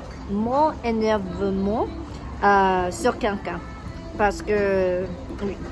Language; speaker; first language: French; non-native, learner; English